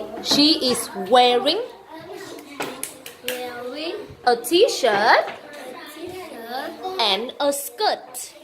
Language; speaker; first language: English; non-native, fluent; Vietnamese